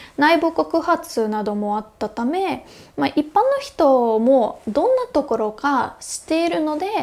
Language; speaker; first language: Japanese; non-native, fluent; Russian